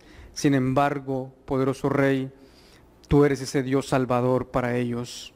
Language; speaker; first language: Spanish; native; Spanish